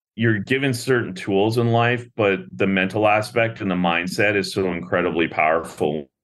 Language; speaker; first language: English; native; English